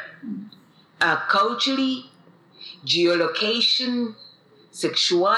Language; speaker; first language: English; non-native, local second language; Ganda